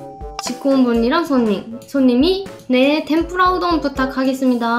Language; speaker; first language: Korean; non-native, fluent; Japanese